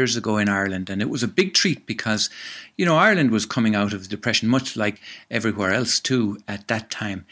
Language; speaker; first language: English; native; English